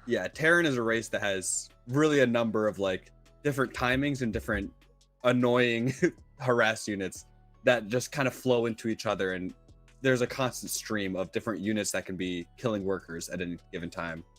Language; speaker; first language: English; native; English